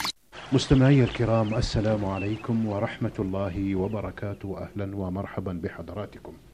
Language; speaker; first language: Arabic; native; Arabic